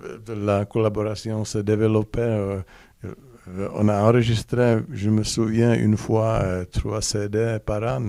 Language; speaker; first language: French; non-native, learner; Czech